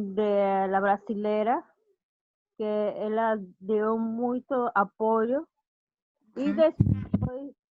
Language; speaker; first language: Portuguese; non-native, learner; Spanish